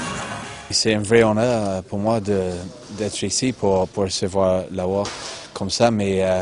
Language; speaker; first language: French; non-native, fluent; English